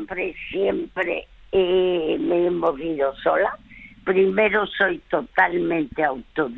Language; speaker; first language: Spanish; early bilingual, other home language; French